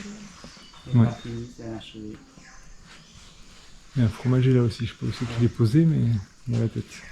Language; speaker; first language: French; native; French